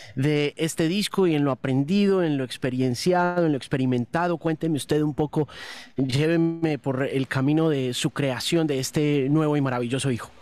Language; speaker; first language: Spanish; native; Spanish